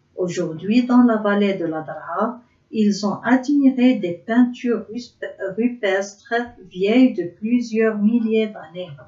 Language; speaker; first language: French; non-native, local second language; Arabic